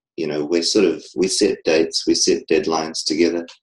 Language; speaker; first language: English; native; English